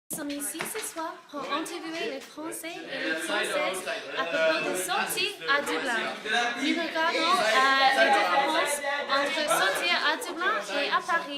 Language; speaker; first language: French; non-native, learner; English